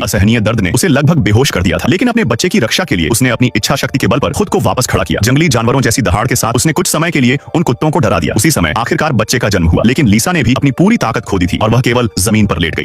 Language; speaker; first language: Hindi; native; Hindi